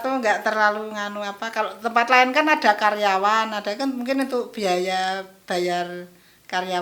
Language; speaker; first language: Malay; non-native, local second language; Javanese